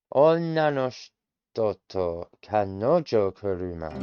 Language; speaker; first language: Japanese; non-native, learner; English